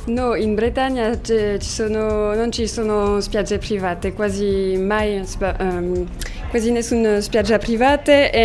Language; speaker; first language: Italian; non-native, fluent; French